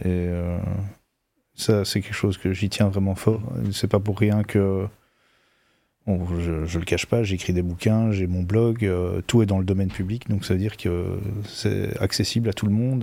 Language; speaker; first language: French; native; French